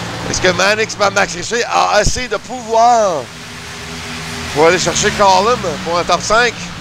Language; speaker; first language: French; native; French